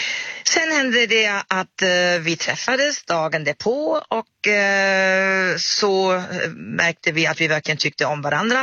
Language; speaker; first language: Swedish; non-native, fluent; German